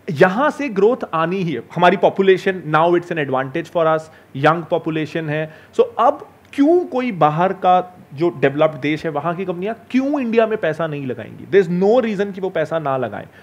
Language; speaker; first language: Hindi; native; Hindi